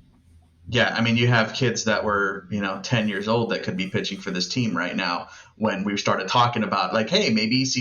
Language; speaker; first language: English; native; English